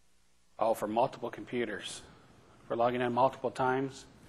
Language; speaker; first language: English; native; English